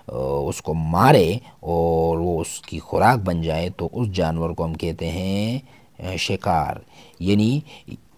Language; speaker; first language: Urdu; non-native, local second language; Pashto